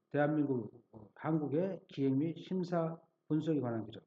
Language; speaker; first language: Korean; native; Korean